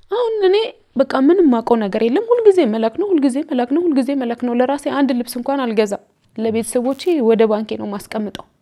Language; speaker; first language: Amharic; native; Amharic